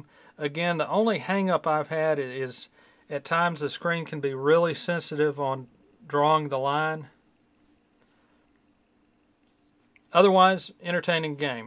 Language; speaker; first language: English; native; English